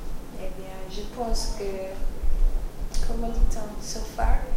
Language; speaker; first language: French; non-native, learner; English